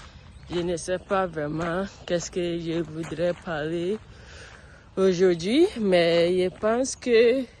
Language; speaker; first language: French; non-native, learner; English